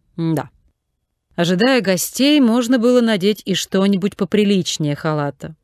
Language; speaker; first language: Russian; native; Russian